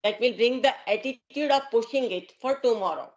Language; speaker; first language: English; non-native, local second language; Gujarati